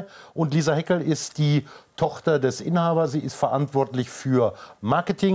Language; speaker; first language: German; native; German